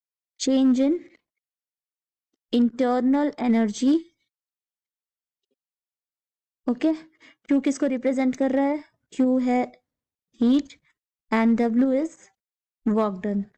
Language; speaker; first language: Hindi; native; Hindi